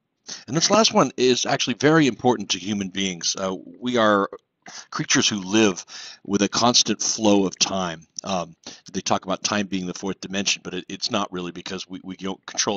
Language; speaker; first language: English; native; English